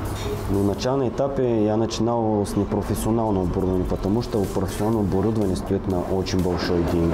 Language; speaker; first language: Russian; non-native, learner; Bulgarian